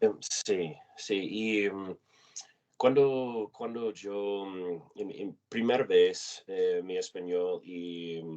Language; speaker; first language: Spanish; non-native, learner; English